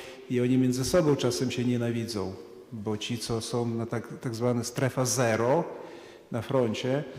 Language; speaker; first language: Polish; non-native, fluent; Ukrainian